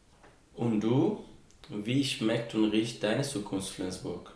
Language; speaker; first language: German; non-native, fluent; Persian